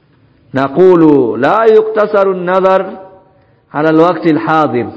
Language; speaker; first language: Arabic; non-native, fluent; Swahili